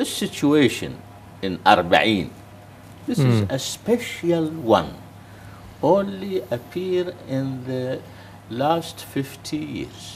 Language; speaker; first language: English; non-native, fluent; Arabic